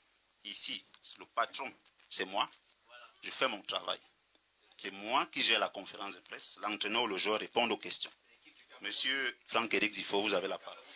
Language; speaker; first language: French; native; French